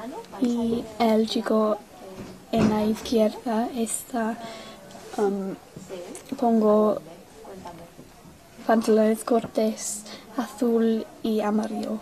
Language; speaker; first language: Spanish; non-native, learner; English